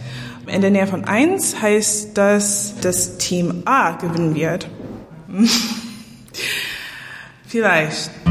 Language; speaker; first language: German; non-native, learner; English